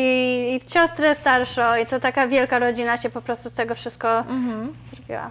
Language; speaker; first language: Polish; early bilingual, other home language; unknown